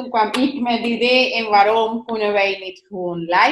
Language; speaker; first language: Dutch; non-native, learner; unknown